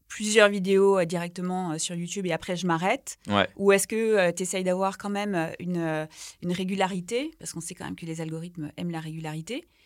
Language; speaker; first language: French; native; French